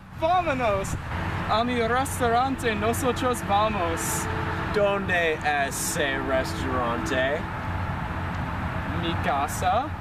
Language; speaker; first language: Spanish; non-native, learner; English